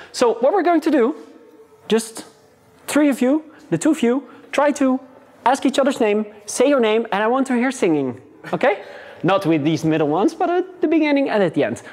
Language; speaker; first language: English; non-native, fluent; Dutch